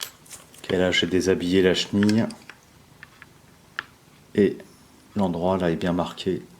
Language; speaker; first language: French; native; French